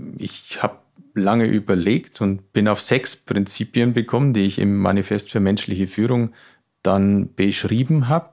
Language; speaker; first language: German; native; German